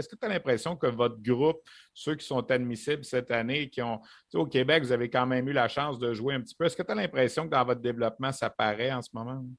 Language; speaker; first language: French; native; French